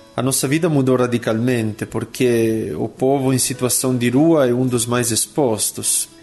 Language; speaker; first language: Portuguese; non-native, fluent; Italian